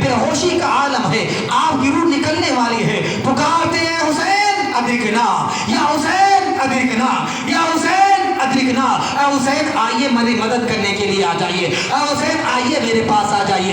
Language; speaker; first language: Urdu; native; Urdu